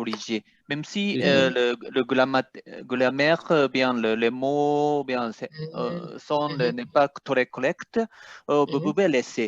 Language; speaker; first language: French; non-native, fluent; Japanese